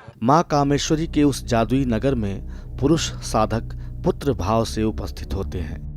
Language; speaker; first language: Hindi; native; Hindi